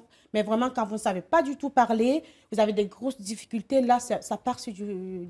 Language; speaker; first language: French; native; French